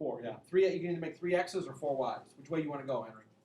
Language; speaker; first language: English; native; English